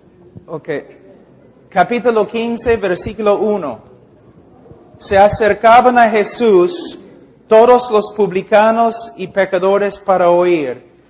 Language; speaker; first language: Spanish; non-native, fluent; English